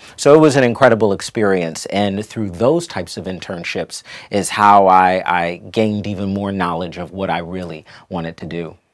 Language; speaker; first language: English; native; English